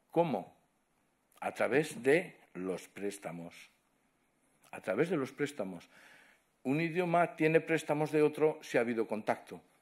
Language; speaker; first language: Spanish; non-native, local second language; Catalan